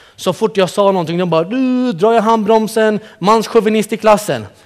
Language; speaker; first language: Swedish; early bilingual, other home language; Central Kurdish